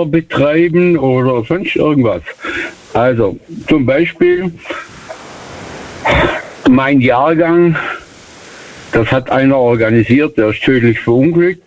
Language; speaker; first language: German; native; German